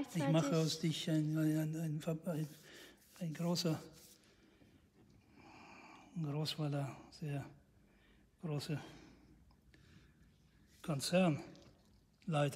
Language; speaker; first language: German; non-native, fluent; Russian